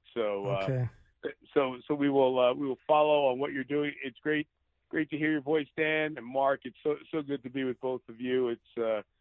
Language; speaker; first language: English; native; English